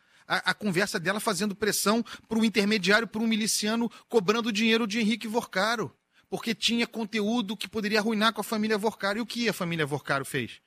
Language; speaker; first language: Portuguese; native; Portuguese